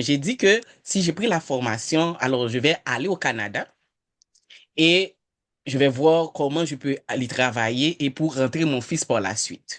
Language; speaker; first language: French; non-native, local second language; Haitian Creole